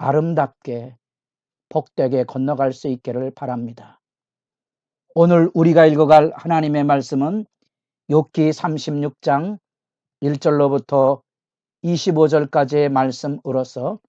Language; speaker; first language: Korean; native; Korean